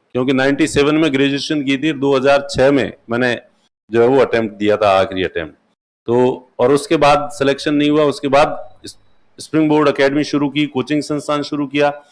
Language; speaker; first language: Hindi; non-native, local second language; Marwari